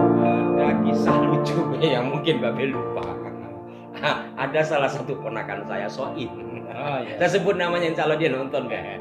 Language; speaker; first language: Indonesian; native; Indonesian